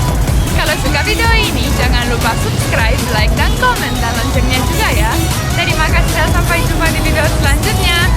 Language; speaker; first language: Indonesian; non-native, fluent; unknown